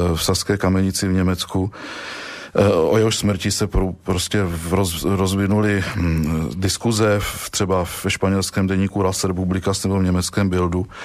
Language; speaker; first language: Czech; native; Czech